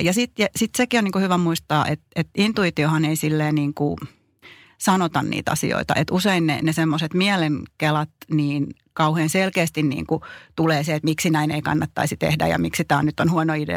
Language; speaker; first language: Finnish; native; Finnish